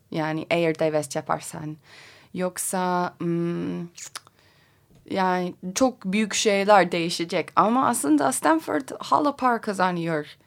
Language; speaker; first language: Turkish; non-native, learner; English